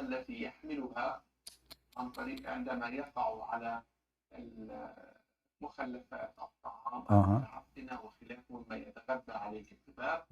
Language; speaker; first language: Arabic; native; Arabic